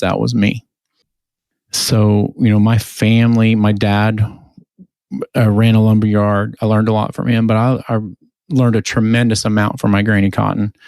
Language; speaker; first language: English; native; English